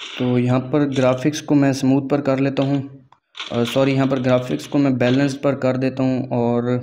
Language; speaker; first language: Hindi; native; Hindi